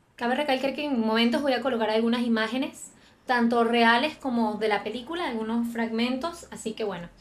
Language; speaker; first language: Spanish; native; Spanish